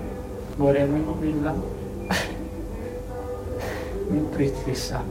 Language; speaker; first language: Swedish; non-native, learner; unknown